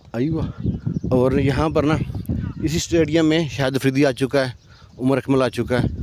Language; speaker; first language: Urdu; non-native, local second language; Punjabi